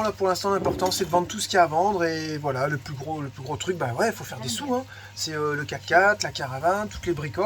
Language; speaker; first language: French; native; French